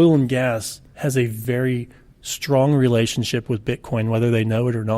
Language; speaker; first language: English; native; English